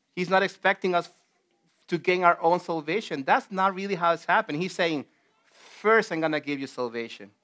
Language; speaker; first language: English; non-native, fluent; Spanish